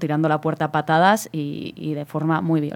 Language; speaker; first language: Spanish; native; Spanish